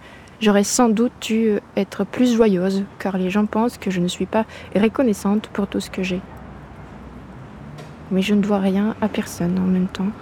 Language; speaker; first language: French; non-native, fluent; Ukrainian